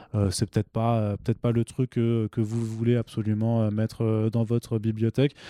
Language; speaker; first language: French; native; French